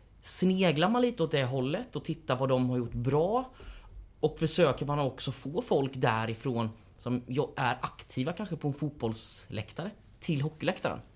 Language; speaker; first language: Swedish; native; Swedish